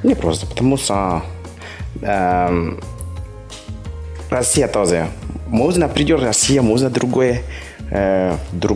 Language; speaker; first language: Russian; non-native, learner; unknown